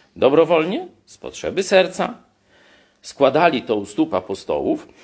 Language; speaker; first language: Polish; native; Polish